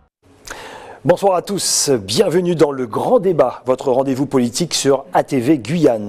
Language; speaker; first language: French; native; French